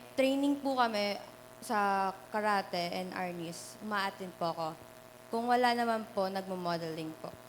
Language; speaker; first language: Filipino; native; Filipino